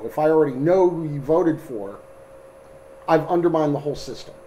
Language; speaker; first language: English; native; English